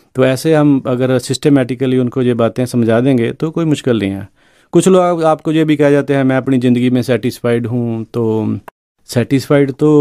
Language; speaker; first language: Hindi; non-native, local second language; Punjabi